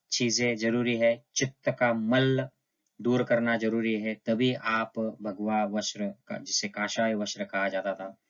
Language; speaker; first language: Hindi; non-native, local second language; Marathi